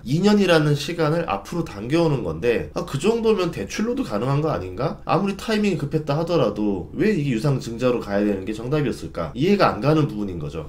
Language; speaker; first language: Korean; native; Korean